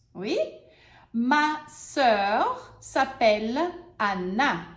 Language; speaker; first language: French; non-native, fluent; Portuguese